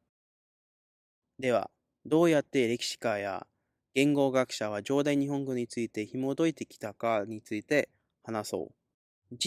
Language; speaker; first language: Japanese; non-native, learner; English